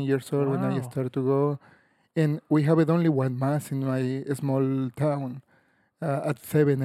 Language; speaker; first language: English; non-native, learner; Spanish